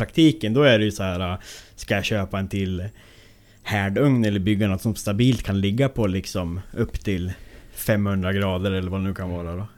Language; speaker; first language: Swedish; native; Swedish